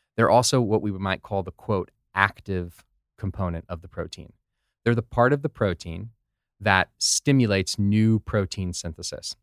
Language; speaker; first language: English; native; English